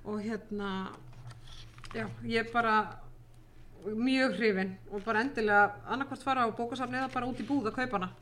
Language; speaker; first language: Icelandic; native; Icelandic